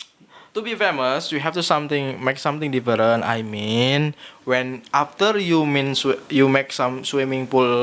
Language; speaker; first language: English; non-native, learner; Indonesian